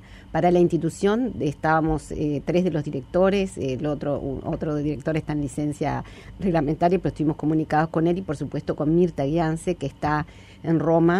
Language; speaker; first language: Spanish; native; Spanish